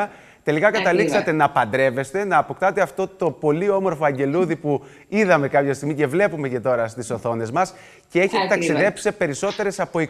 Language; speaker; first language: Greek; native; Greek